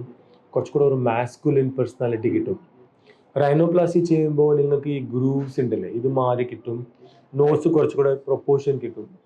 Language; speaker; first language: Malayalam; non-native, local second language; Tamil